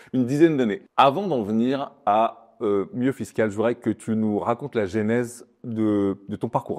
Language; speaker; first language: French; native; French